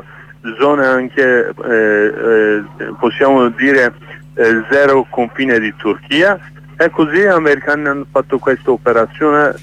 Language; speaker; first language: Italian; non-native, learner; Kurdish